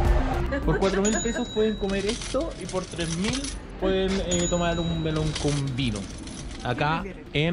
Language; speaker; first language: Spanish; native; Spanish